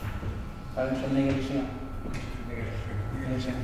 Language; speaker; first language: Spanish; non-native, local second language; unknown